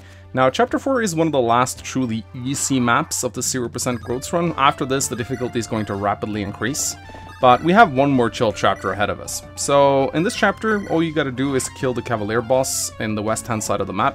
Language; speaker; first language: English; native; English